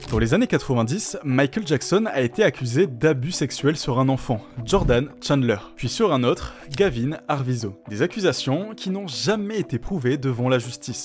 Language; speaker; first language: French; native; French